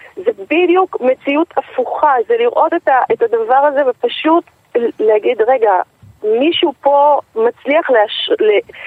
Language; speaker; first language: Hebrew; native; Hebrew